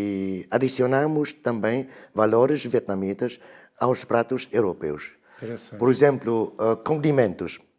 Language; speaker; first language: Portuguese; non-native, fluent; Vietnamese